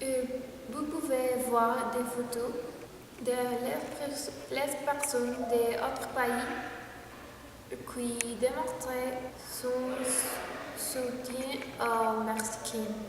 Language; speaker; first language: French; non-native, learner; Spanish